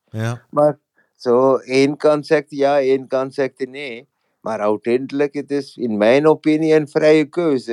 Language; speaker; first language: Dutch; non-native, fluent; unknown